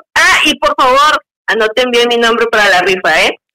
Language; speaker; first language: Spanish; native; Spanish